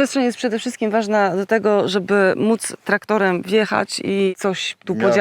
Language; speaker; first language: Polish; native; Polish